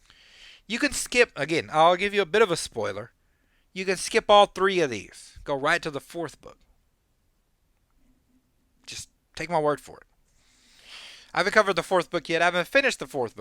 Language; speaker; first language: English; native; English